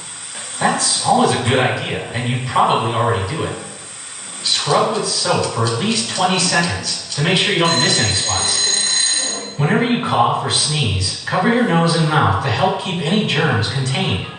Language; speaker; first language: English; non-native, fluent; Indonesian